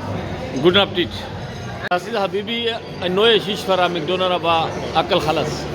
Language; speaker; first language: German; non-native, learner; Arabic